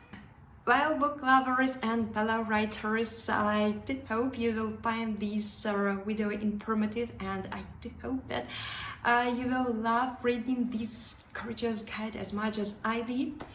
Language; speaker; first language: English; non-native, fluent; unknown